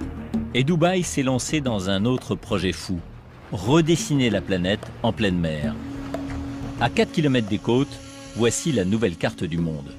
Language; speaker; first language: French; native; French